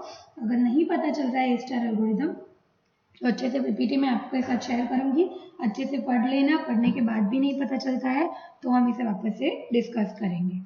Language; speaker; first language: Hindi; non-native, local second language; Gujarati